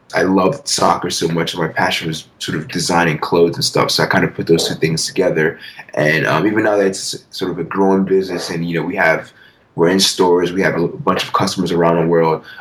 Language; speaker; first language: English; early bilingual, other home language; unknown